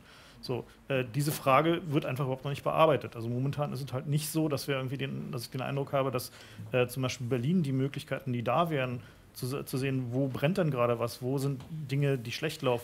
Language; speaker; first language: German; native; German